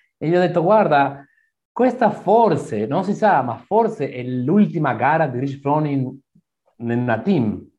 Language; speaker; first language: Italian; non-native, learner; Spanish